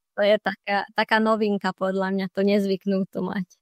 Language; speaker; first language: Slovak; non-native, local second language; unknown